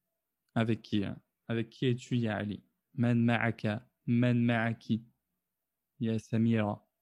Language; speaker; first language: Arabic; non-native, fluent; French